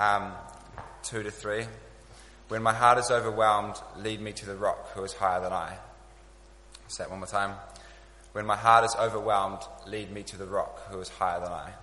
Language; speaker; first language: English; native; English